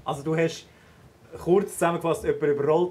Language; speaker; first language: German; native; German